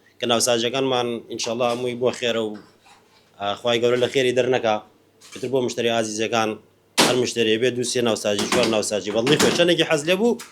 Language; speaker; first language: Central Kurdish; native; Central Kurdish